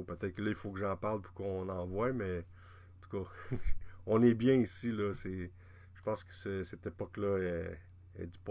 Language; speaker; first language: French; native; French